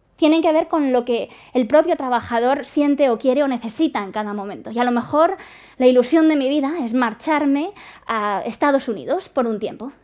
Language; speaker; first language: Spanish; native; Spanish